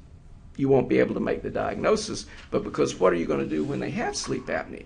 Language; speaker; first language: English; native; English